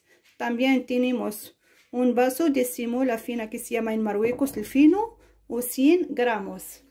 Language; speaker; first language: Spanish; non-native, fluent; Arabic